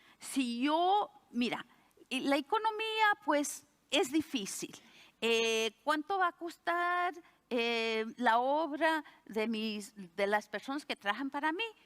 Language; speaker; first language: Spanish; early bilingual, heritage; Spanish